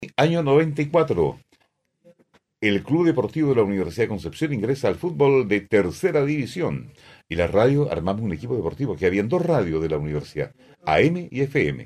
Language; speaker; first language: Spanish; native; Spanish